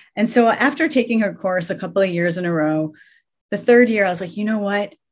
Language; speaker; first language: English; early bilingual, other home language; Persian